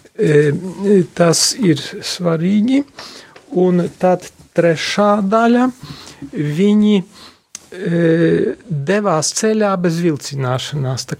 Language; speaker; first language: Latvian; non-native, local second language; Polish